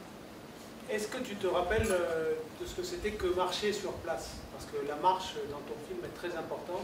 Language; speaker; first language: French; native; French